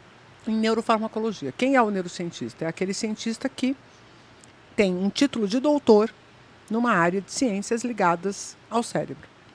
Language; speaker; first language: Portuguese; native; Portuguese